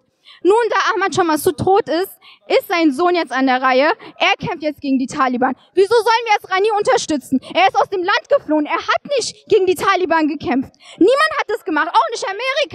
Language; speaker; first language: German; early bilingual, other home language; Persian